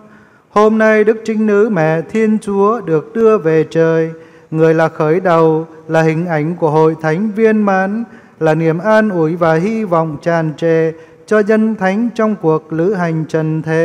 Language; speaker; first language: Vietnamese; native; Vietnamese